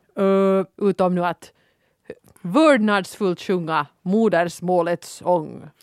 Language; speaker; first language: Swedish; native; Swedish